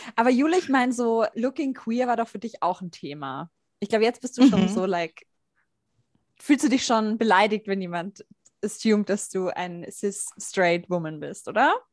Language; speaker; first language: German; native; German